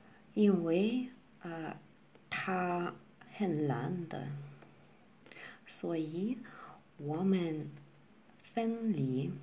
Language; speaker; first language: Chinese; non-native, learner; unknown